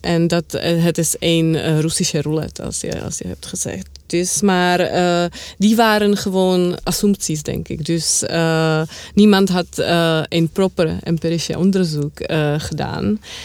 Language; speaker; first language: Dutch; non-native, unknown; Czech